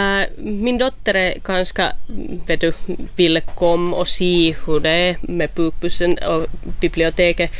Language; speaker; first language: Swedish; non-native, local second language; Finnish